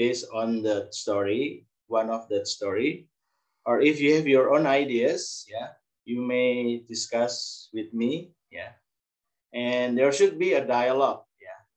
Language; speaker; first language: English; non-native, learner; Indonesian